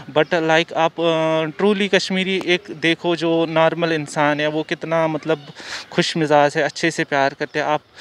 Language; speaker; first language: Hindi; non-native, local second language; Kashmiri